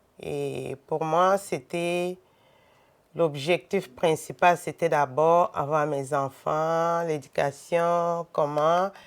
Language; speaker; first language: French; non-native, local second language; Lingala